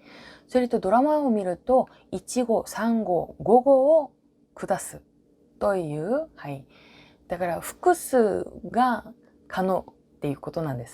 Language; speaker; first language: Japanese; non-native, fluent; Korean